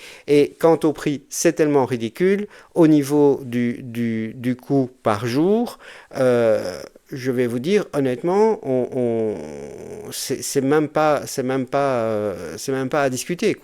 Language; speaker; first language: French; native; French